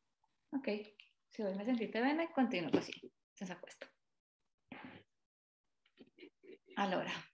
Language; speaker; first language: Italian; non-native, fluent; Spanish